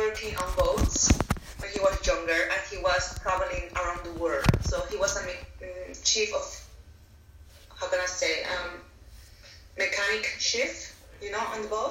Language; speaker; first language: English; non-native, fluent; Spanish